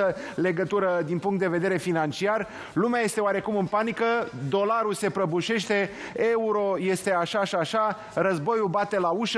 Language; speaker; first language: Romanian; native; Romanian